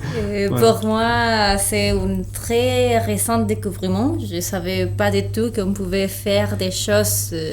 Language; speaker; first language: French; non-native, fluent; Spanish